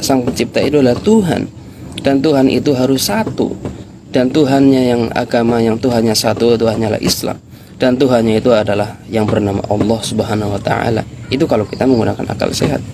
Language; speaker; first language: Indonesian; native; Indonesian